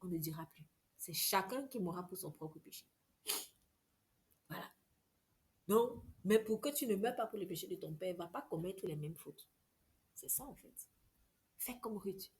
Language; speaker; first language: French; native; French